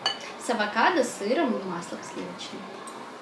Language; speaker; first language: Russian; native; Russian